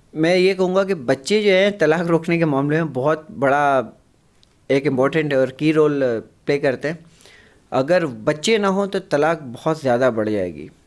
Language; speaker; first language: Urdu; native; Urdu